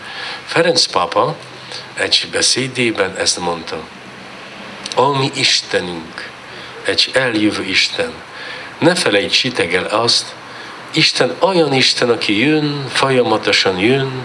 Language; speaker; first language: Hungarian; non-native, learner; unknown